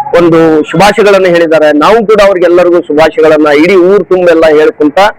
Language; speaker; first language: Kannada; non-native, local second language; Urdu